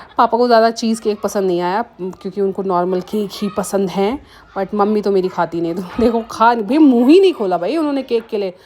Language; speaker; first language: Hindi; native; Hindi